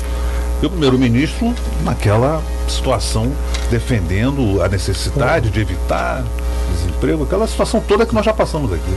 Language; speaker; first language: Portuguese; native; Portuguese